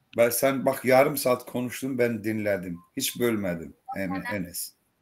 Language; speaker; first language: Turkish; non-native, learner; Azerbaijani